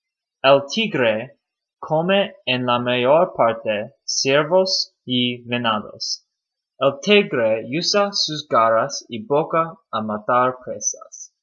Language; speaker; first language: Spanish; non-native, learner; English